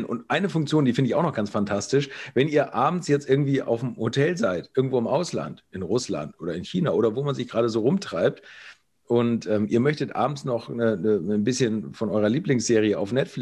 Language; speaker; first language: German; native; German